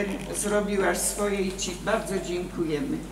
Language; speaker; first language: Polish; early bilingual, heritage; Polish